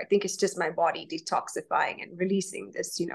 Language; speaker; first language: English; non-native, local second language; Gujarati